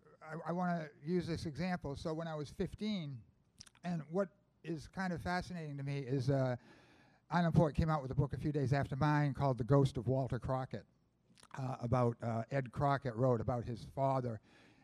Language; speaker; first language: English; native; English